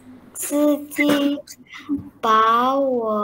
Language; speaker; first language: Chinese; non-native, learner; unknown